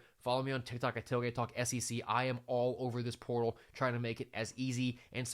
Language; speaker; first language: English; native; English